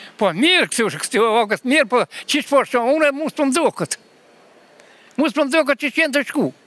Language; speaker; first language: Albanian; native; Albanian